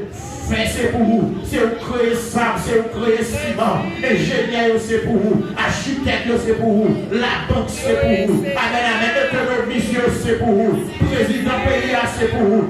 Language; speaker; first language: French; non-native, local second language; Haitian Creole